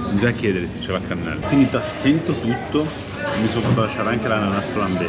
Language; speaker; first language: Italian; non-native, fluent; Spanish